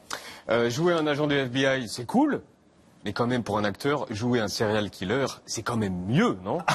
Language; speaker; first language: French; native; French